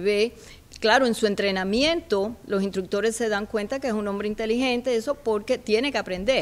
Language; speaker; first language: Spanish; native; Spanish